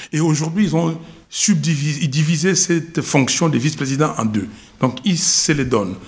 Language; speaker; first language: French; non-native, local second language; Lingala